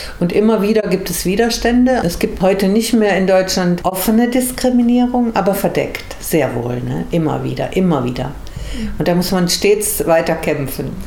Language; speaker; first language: German; native; German